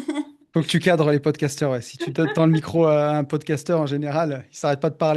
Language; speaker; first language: French; native; French